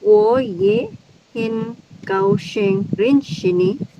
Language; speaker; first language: Chinese; non-native, learner; Filipino